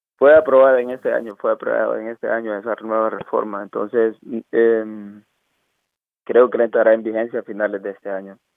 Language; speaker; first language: Spanish; native; Spanish